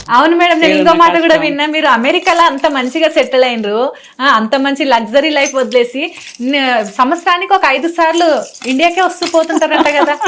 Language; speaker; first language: Telugu; native; Telugu